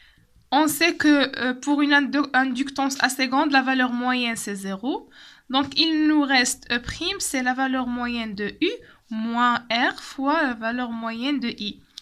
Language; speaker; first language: French; non-native, local second language; Arabic